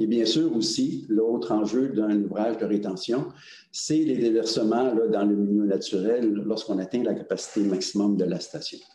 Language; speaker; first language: French; native; French